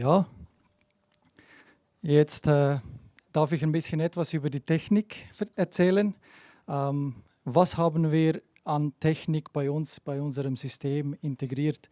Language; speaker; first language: German; native; German